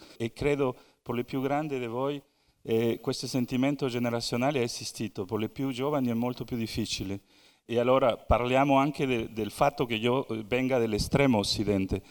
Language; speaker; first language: Italian; non-native, fluent; Spanish